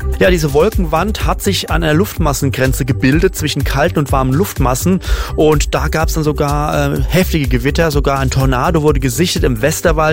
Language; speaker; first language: German; native; German